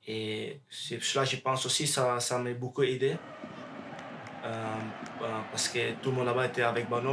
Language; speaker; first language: French; non-native, learner; Dutch